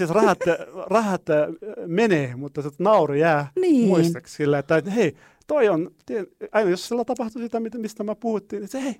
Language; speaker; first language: Finnish; non-native, learner; Arabic